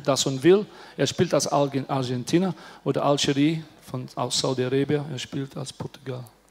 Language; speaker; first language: German; non-native, learner; English